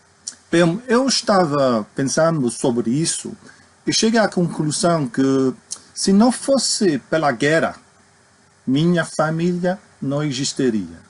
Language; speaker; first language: Portuguese; non-native, fluent; English